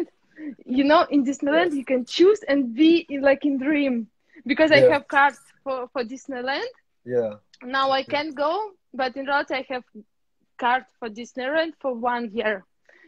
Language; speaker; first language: English; non-native, learner; Russian